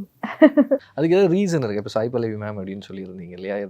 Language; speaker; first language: Tamil; native; Tamil